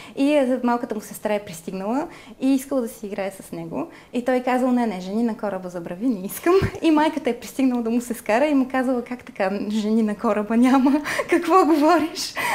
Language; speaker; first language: Bulgarian; early bilingual, heritage; Bulgarian